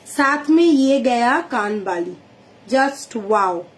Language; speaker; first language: Hindi; non-native, local second language; Bangla